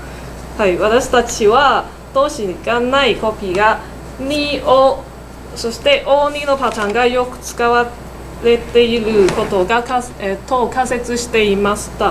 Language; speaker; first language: Japanese; non-native, learner; Cantonese